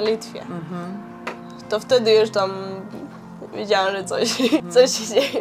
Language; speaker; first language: Polish; early bilingual, heritage; Polish